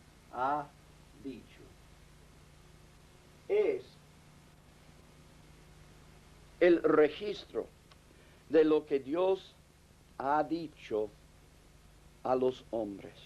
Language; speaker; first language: Spanish; non-native, fluent; English